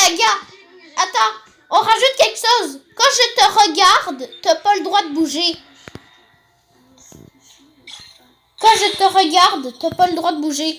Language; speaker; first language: French; native; French